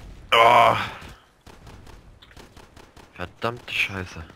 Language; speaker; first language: German; native; German